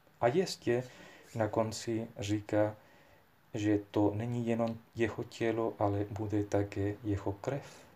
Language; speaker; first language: Czech; non-native, fluent; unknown